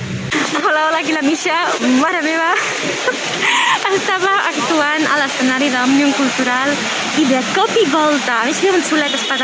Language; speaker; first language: Catalan; native; Catalan